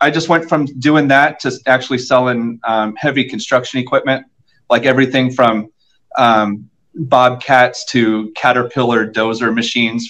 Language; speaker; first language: English; native; English